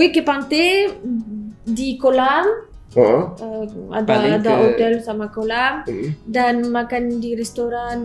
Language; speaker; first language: Indonesian; non-native, learner; French